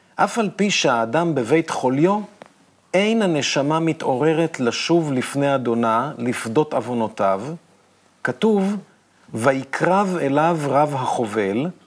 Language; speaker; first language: Hebrew; native; Hebrew